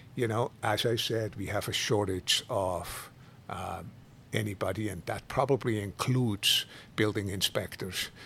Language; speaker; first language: English; non-native, fluent; Swiss German